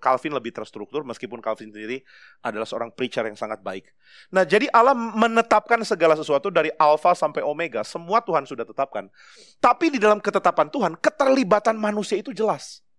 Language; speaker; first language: Indonesian; native; Indonesian